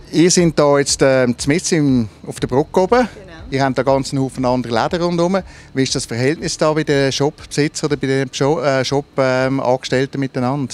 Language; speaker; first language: German; native; German